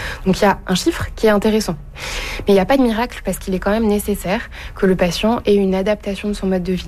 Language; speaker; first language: French; native; French